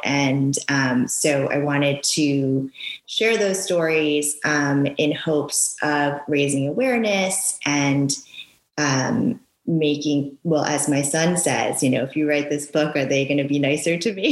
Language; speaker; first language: English; early bilingual, other home language; Japanese